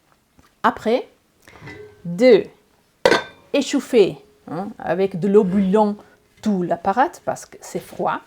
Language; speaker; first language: French; non-native, learner; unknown